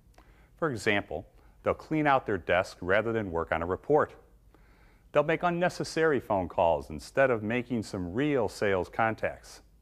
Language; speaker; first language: English; native; English